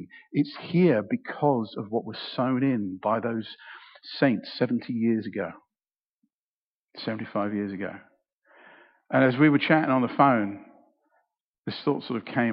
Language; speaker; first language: English; native; English